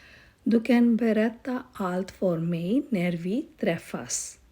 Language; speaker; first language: Swedish; non-native, learner; Urdu